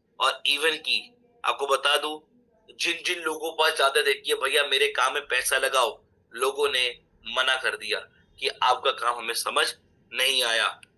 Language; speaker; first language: Hindi; native; Hindi